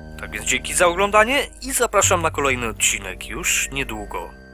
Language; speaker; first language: Polish; native; Polish